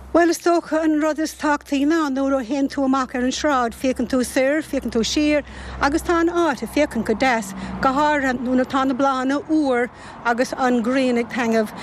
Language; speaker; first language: Irish; native; Irish